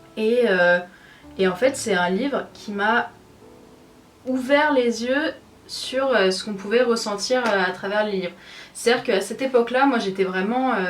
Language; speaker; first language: French; native; French